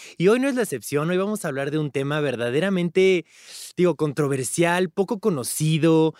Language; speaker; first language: Spanish; native; Spanish